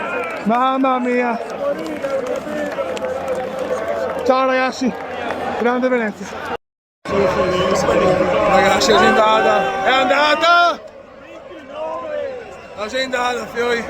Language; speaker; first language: Italian; native; Italian